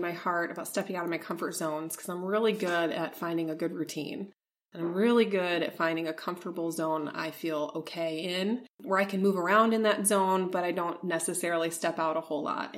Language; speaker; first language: English; native; English